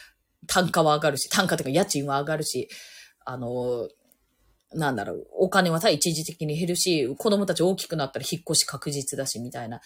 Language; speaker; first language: Japanese; native; Japanese